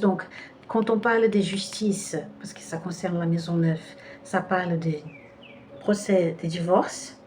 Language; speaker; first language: French; non-native, fluent; Portuguese